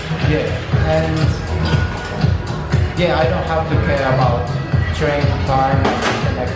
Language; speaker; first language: English; non-native, learner; Japanese